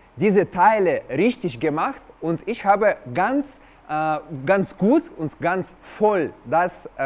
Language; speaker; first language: German; non-native, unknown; Russian